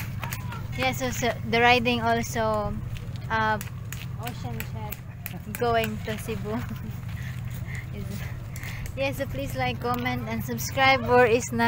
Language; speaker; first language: English; non-native, local second language; Cebuano